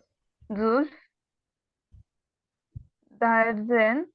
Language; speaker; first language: German; non-native, learner; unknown